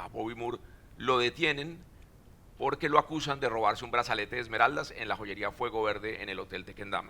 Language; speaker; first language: Spanish; native; Spanish